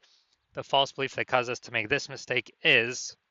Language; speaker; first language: English; native; English